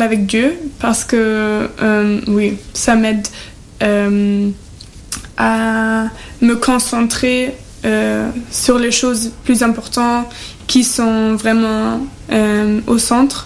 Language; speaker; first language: French; non-native, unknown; German